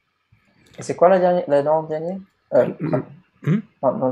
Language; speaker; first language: French; non-native, learner; English